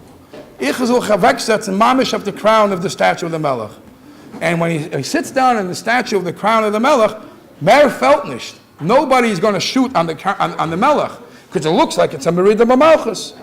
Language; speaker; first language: English; native; English